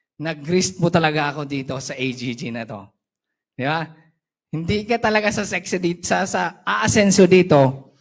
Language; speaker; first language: Filipino; non-native, local second language; Cebuano